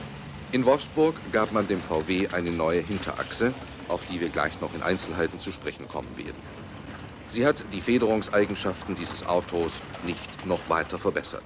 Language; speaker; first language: German; native; German